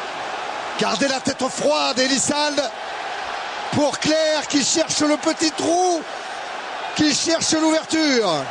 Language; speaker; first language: French; native; French